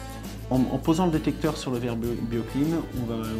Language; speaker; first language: French; native; French